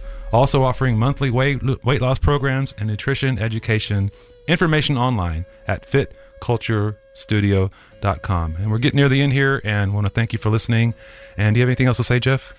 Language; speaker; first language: English; native; English